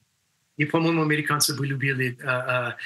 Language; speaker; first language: Russian; non-native, fluent; English